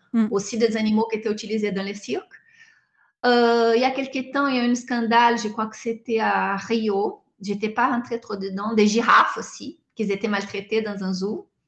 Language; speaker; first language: French; non-native, fluent; Portuguese